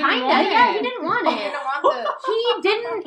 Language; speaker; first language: English; native; English